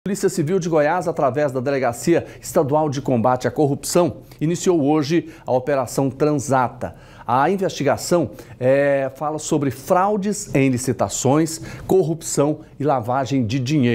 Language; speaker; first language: Portuguese; native; Portuguese